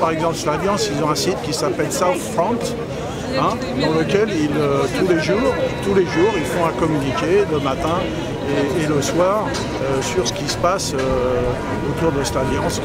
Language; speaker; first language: French; native; French